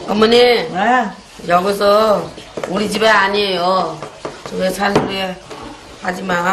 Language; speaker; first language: Korean; non-native, learner; Chinese